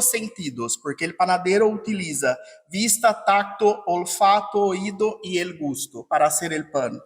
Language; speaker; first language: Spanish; non-native, fluent; Portuguese